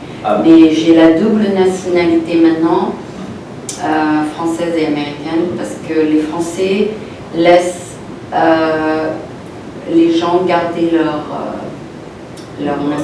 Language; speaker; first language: French; non-native, local second language; Arabic